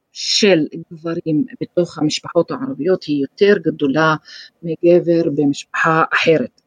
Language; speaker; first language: Hebrew; non-native, local second language; Arabic